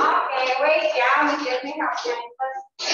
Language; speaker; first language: English; non-native, fluent; Indonesian